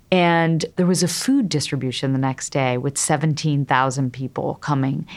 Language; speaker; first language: English; native; English